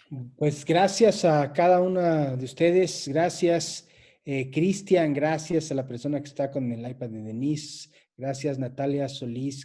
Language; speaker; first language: Spanish; native; Spanish